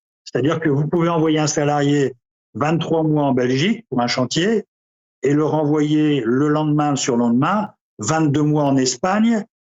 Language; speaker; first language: French; native; French